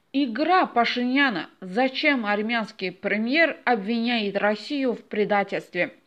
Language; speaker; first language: Russian; non-native, local second language; Azerbaijani